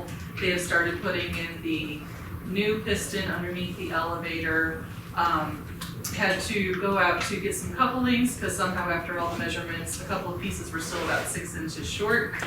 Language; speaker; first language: English; native; English